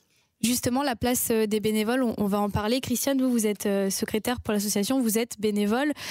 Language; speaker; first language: French; native; French